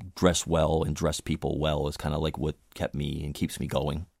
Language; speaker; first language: English; native; English